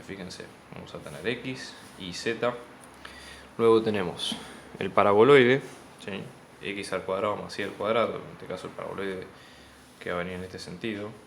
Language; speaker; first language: Spanish; native; Spanish